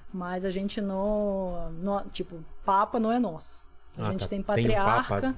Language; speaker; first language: Portuguese; non-native, fluent; Russian